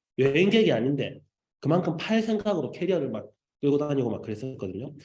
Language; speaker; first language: Korean; native; Korean